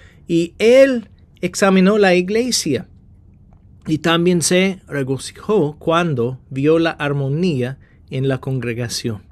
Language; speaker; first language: Spanish; non-native, fluent; English